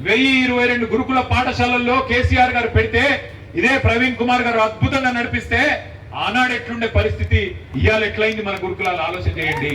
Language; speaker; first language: Telugu; native; Telugu